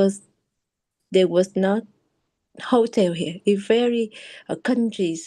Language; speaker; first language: English; non-native, learner; Japanese